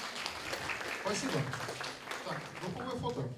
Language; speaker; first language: Russian; native; Russian